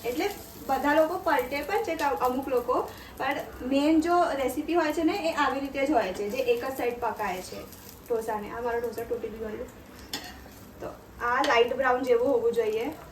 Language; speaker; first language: Gujarati; non-native, local second language; Nepali